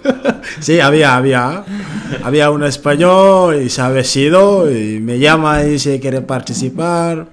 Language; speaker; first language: Spanish; non-native, learner; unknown